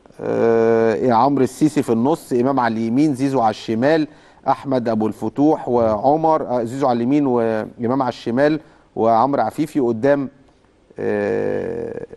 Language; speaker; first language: Arabic; native; Arabic